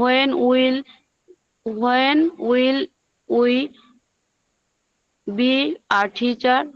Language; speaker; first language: English; non-native, learner; Bangla